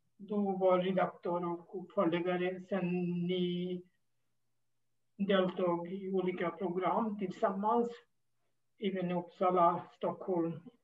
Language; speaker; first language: Swedish; non-native, fluent; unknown